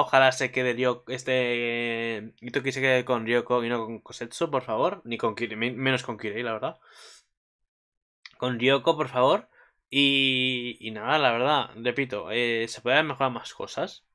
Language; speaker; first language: Spanish; native; Spanish